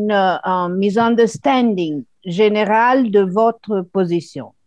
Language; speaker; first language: French; non-native, fluent; Italian